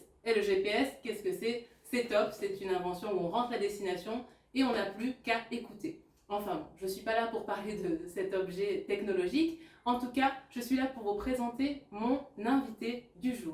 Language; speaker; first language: French; native; French